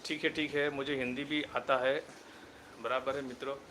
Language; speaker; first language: Hindi; non-native, local second language; Gujarati